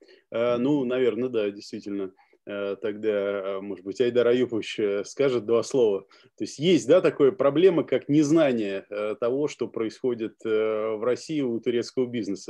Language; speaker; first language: Russian; native; Russian